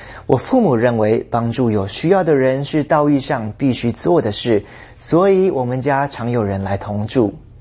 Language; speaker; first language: Chinese; native; Chinese